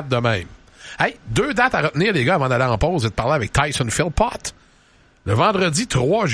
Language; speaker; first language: French; native; French